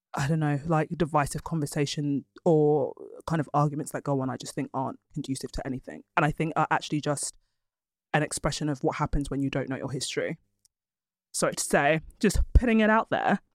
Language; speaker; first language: English; early bilingual, other home language; Yoruba